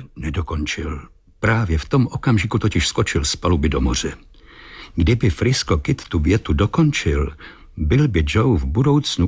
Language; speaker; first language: Czech; native; Czech